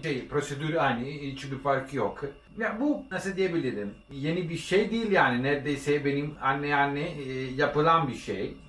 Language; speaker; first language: Turkish; non-native, learner; Italian